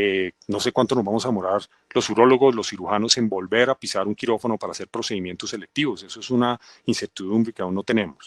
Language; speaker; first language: Spanish; native; Spanish